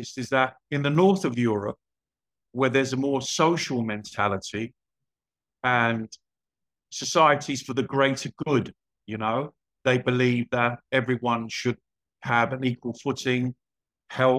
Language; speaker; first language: English; native; English